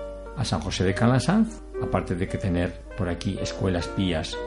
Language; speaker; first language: Spanish; native; Spanish